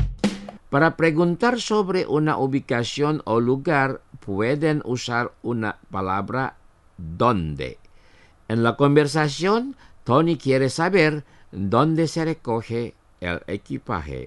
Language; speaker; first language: Spanish; non-native, fluent; Indonesian